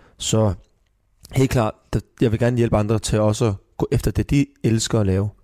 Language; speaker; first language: Danish; early bilingual, other home language; Persian